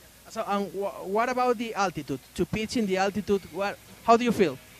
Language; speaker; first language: English; non-native, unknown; Spanish